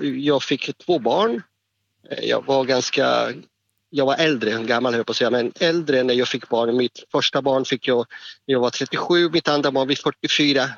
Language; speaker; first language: Swedish; non-native, fluent; Spanish